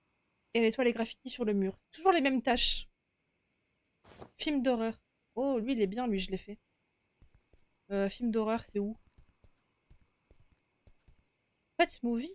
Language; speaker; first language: French; native; French